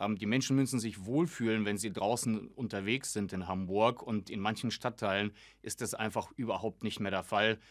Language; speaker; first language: German; early bilingual, other home language; Russian